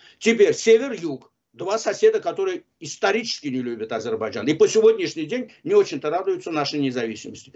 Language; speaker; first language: Russian; non-native, local second language; Azerbaijani